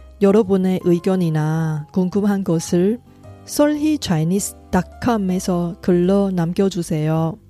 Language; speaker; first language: Korean; non-native, fluent; Chinese